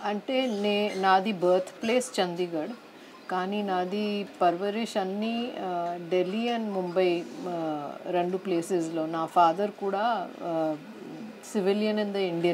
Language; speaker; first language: Telugu; non-native, learner; Hindi